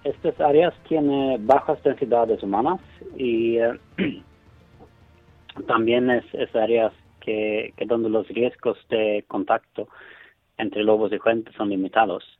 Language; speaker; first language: Spanish; non-native, fluent; Swedish